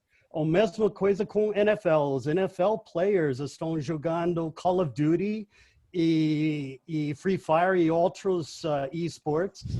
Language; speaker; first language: Portuguese; non-native, fluent; English